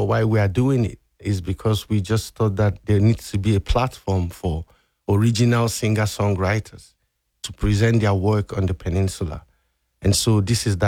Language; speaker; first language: English; non-native, local second language; Igbo